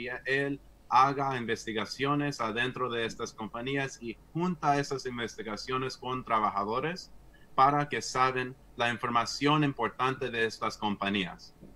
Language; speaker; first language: Spanish; non-native, fluent; English